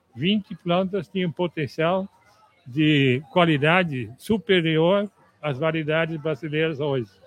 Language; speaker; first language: Portuguese; non-native, fluent; Dutch